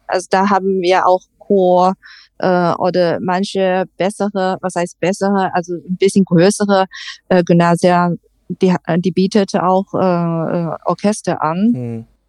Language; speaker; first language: German; non-native, learner; Chinese